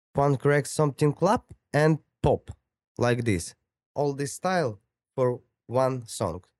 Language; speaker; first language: English; non-native, learner; Ukrainian